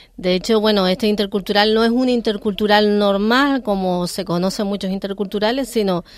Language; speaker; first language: Spanish; native; Spanish